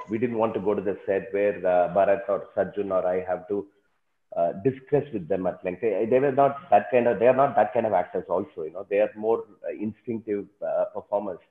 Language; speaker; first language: English; non-native, local second language; Tamil